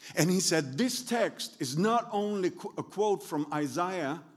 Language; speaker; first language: English; non-native, fluent; Swedish